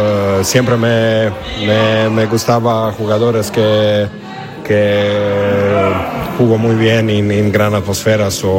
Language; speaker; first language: Spanish; non-native, learner; Croatian